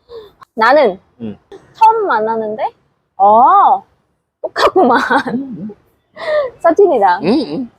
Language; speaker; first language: Korean; non-native, fluent; Vietnamese